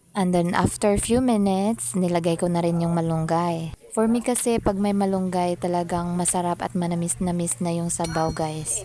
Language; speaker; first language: Filipino; non-native, local second language; Cebuano